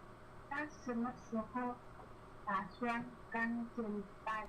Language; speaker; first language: Chinese; non-native, learner; Indonesian